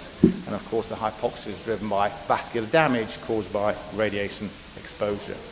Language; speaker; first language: English; native; English